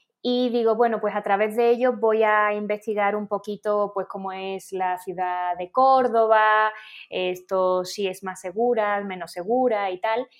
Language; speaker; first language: Spanish; native; Spanish